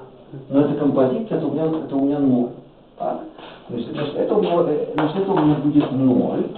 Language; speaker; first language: Russian; native; Russian